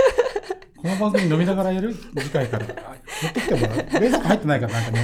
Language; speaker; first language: Japanese; native; Japanese